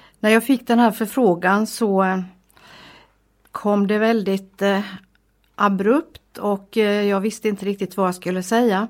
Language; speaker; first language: Swedish; native; Swedish